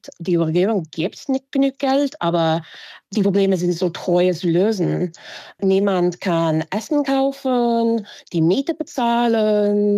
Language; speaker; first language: German; non-native, fluent; English